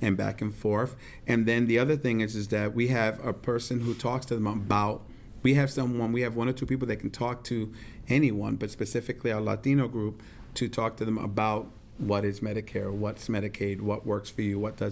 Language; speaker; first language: English; native; English